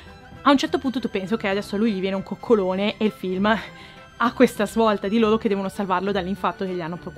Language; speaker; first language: Italian; native; Italian